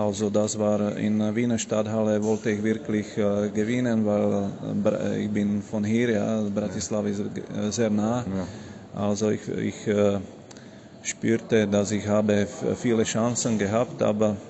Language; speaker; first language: German; non-native, learner; Slovak